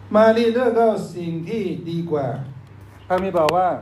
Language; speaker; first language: Thai; non-native, fluent; Chinese